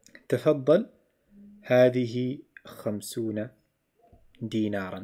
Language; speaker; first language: Arabic; non-native, fluent; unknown